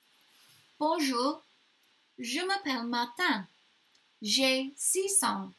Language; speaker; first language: French; non-native, learner; English